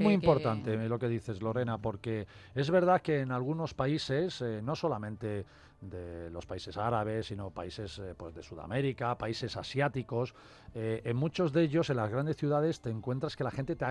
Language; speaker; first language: Spanish; native; Spanish